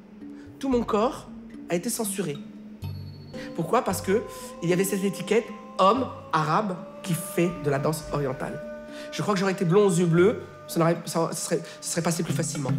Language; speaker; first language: French; non-native, local second language; Arabic